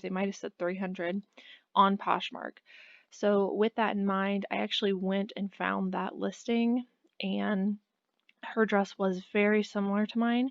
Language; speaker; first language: English; native; English